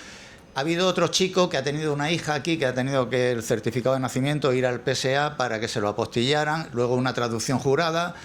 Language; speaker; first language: Spanish; native; Spanish